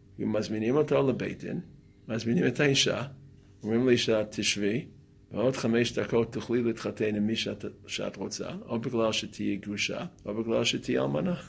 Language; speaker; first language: Hebrew; non-native, fluent; English